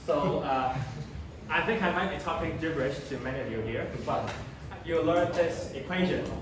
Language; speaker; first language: English; non-native, local second language; Chinese